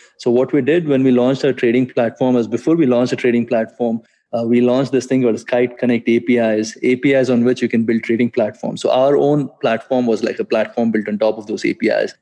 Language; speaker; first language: English; non-native, local second language; Hindi